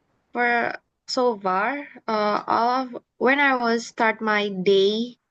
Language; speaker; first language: English; non-native, learner; Indonesian